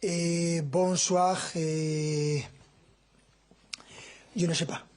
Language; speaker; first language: French; non-native, fluent; Spanish